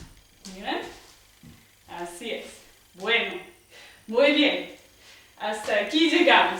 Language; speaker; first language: Spanish; non-native, fluent; German